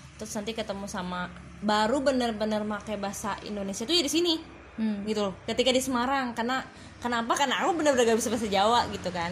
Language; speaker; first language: Indonesian; non-native, local second language; Sundanese